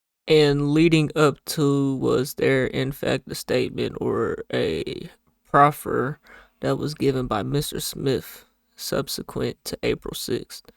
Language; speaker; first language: English; native; English